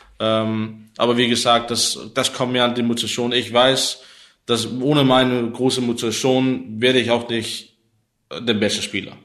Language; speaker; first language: German; non-native, learner; Danish